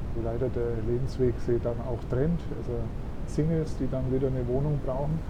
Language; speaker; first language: German; native; German